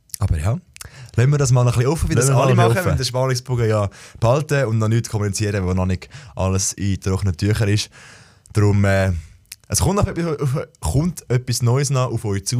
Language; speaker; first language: German; native; German